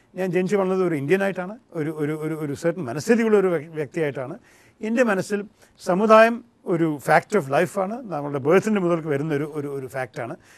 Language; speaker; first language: Malayalam; early bilingual, heritage; Malayalam